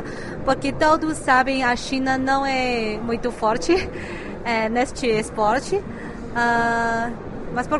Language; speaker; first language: Portuguese; non-native, fluent; Chinese